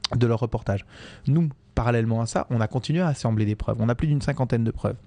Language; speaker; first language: French; native; French